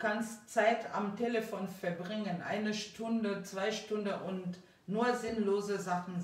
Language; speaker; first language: German; non-native, fluent; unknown